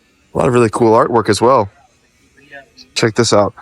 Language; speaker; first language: English; native; English